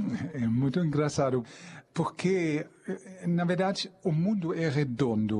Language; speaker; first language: Portuguese; non-native, fluent; German